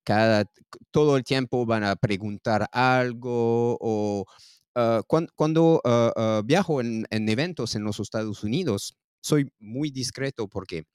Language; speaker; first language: Spanish; non-native, learner; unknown